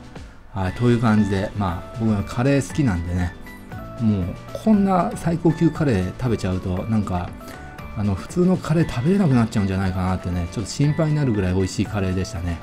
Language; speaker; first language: Japanese; native; Japanese